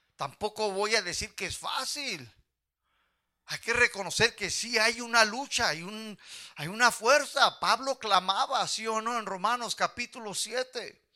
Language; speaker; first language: Spanish; early bilingual, heritage; Spanish